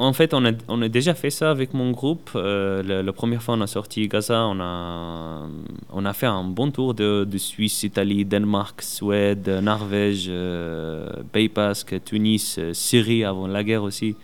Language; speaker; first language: French; non-native, learner; Arabic